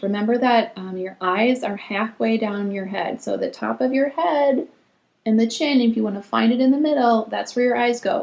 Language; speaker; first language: English; native; English